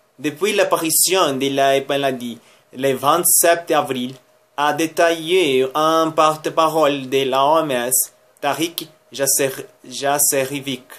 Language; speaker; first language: French; non-native, learner; Spanish